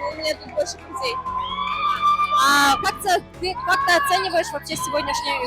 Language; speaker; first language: Russian; native; Russian